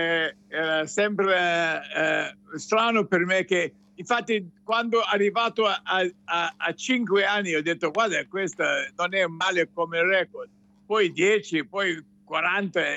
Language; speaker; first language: Italian; non-native, fluent; English